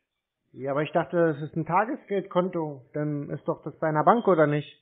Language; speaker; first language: German; native; German